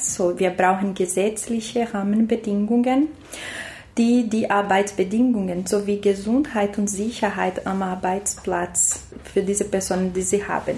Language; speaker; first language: German; non-native, learner; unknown